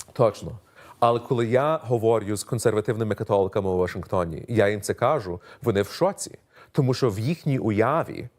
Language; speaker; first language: Ukrainian; early bilingual, heritage; Ukrainian